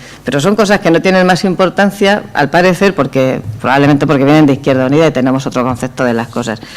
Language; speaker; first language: Spanish; native; Spanish